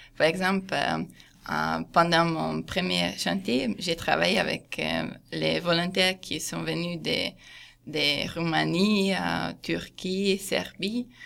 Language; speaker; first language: French; non-native, fluent; Hungarian